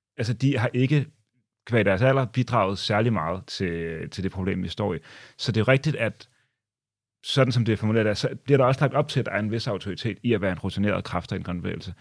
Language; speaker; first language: Danish; native; Danish